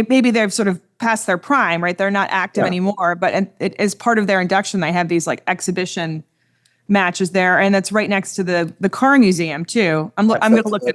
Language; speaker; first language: English; native; English